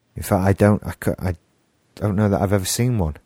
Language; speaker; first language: English; native; English